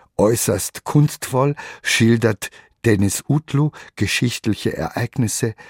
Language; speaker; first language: German; native; German